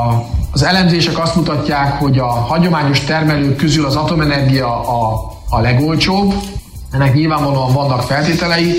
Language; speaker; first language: Hungarian; native; Hungarian